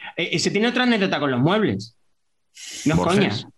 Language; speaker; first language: Spanish; native; Spanish